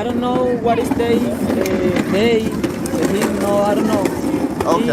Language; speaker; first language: English; non-native, learner; Spanish